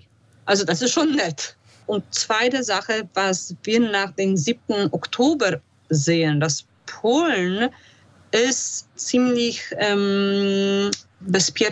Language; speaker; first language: German; non-native, fluent; Polish